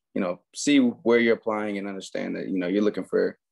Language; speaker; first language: English; native; English